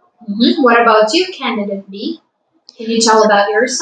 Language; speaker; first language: English; non-native, fluent; Vietnamese